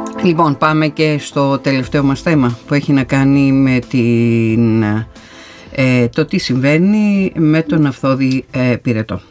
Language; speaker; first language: Greek; native; Greek